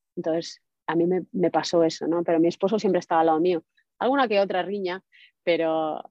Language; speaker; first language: Spanish; native; Spanish